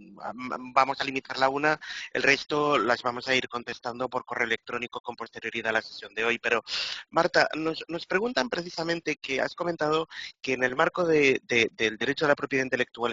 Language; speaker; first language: Spanish; native; Spanish